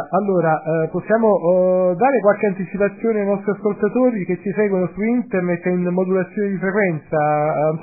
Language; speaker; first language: Italian; native; Italian